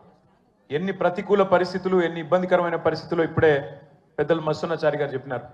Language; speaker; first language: Telugu; native; Telugu